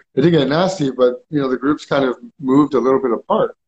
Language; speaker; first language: English; early bilingual, other home language; Greek